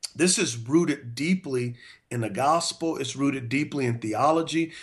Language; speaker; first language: English; native; English